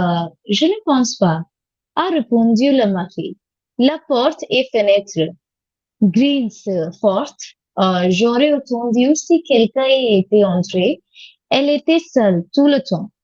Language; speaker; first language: French; non-native, learner; Hindi